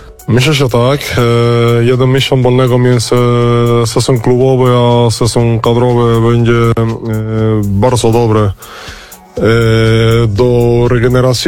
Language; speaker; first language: Polish; non-native, fluent; Spanish